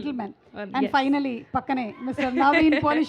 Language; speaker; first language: Telugu; native; Telugu